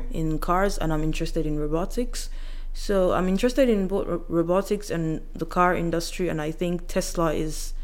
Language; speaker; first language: English; non-native, local second language; Yoruba